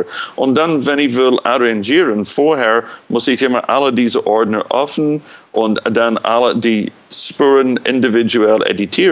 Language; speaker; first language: German; non-native, fluent; English